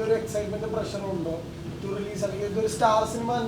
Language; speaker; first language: Malayalam; non-native, local second language; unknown